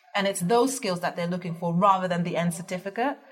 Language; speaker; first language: English; early bilingual, other home language; Dutch